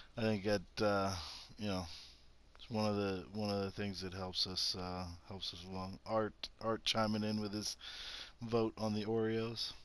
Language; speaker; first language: English; native; English